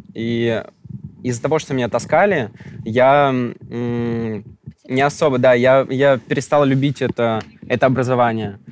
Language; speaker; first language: Russian; native; Russian